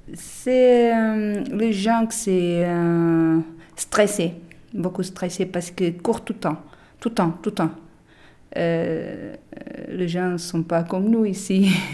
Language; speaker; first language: French; non-native, learner; Portuguese